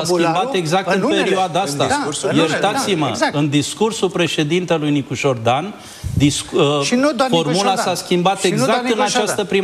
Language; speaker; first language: Romanian; native; Romanian